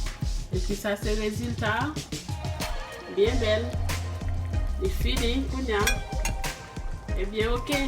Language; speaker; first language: French; non-native, learner; Haitian Creole